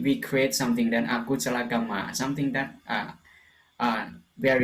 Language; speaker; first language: English; non-native, fluent; Lao